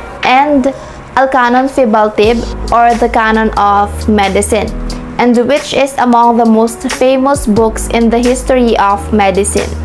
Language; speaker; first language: English; non-native, local second language; Filipino